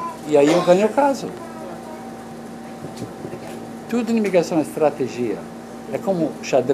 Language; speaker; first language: Portuguese; non-native, fluent; English